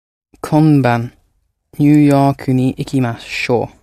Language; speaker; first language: Japanese; non-native, learner; English